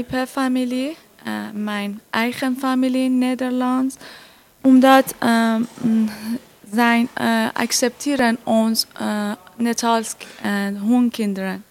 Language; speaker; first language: Dutch; non-native, learner; Persian